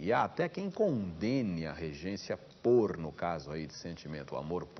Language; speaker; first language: Portuguese; native; Portuguese